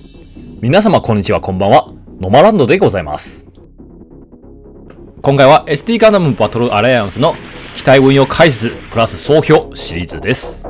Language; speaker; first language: Japanese; non-native, fluent; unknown